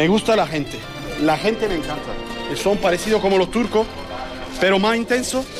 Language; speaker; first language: Spanish; non-native, learner; Turkish